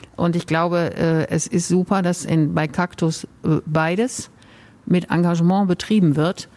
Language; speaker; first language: German; native; German